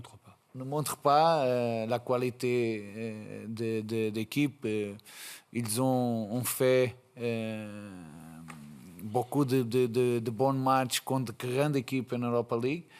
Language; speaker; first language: French; non-native, fluent; Portuguese